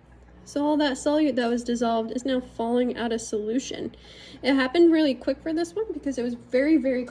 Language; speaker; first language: English; native; English